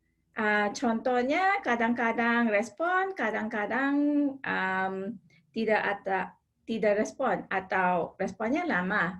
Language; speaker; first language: Indonesian; non-native, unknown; English